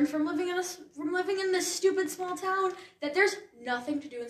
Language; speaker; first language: English; native; English